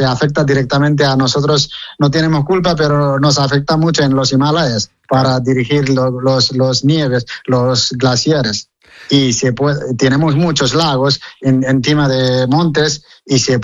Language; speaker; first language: Spanish; non-native, learner; Nepali